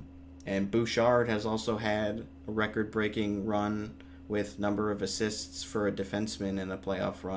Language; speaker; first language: English; native; English